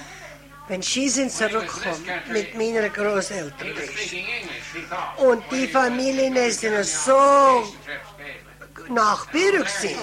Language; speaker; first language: German; early bilingual, heritage; German